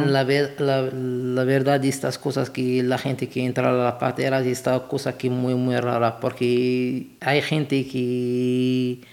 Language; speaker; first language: Spanish; non-native, learner; Arabic